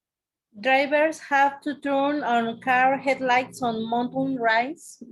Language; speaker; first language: English; non-native, learner; Spanish